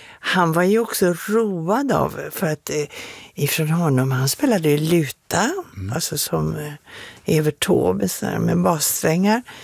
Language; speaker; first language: Swedish; early bilingual, other home language; Finnish